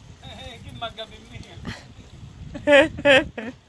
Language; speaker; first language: Italian; native; Italian